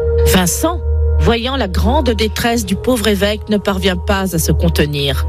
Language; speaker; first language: French; native; French